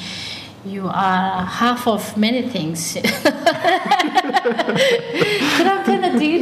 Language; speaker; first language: English; early bilingual, other home language; Tibetan